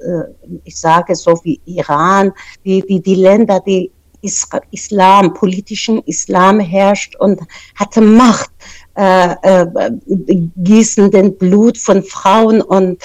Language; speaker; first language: German; non-native, fluent; Persian